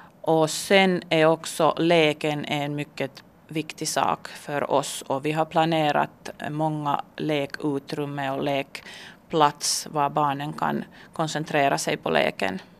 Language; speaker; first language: Swedish; non-native, local second language; Finnish